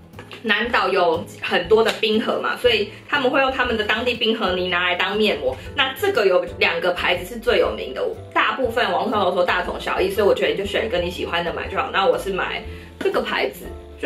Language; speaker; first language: Chinese; native; Chinese